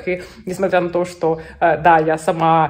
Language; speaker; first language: Russian; native; Russian